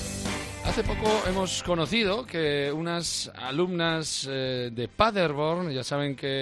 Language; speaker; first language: Spanish; native; Spanish